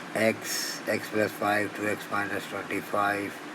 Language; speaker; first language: English; non-native, local second language; Urdu